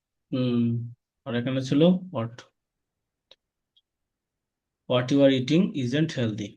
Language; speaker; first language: English; non-native, learner; Bangla